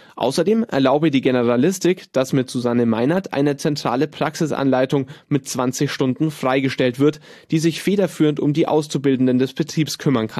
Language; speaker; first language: German; native; German